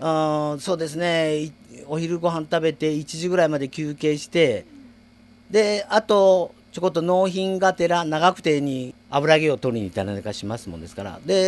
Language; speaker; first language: Japanese; native; Japanese